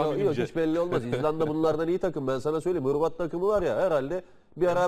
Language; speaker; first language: Turkish; native; Turkish